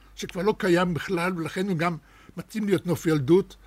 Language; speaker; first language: Hebrew; early bilingual, other home language; Russian